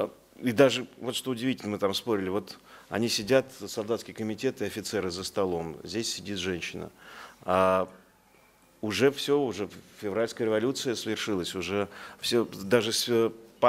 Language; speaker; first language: Russian; native; Russian